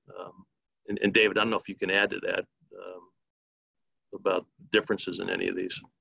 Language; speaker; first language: English; native; English